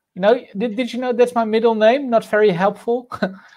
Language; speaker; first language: English; non-native, fluent; Dutch